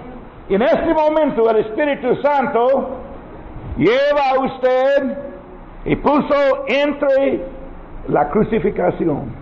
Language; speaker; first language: Spanish; non-native, learner; English